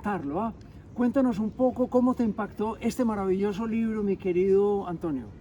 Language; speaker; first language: Spanish; native; Spanish